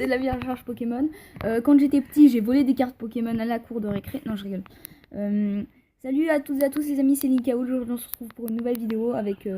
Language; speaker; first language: French; native; French